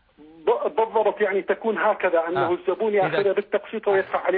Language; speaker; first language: Arabic; native; Arabic